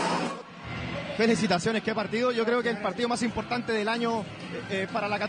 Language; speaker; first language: Spanish; native; Spanish